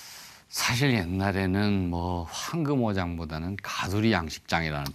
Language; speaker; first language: Korean; native; Korean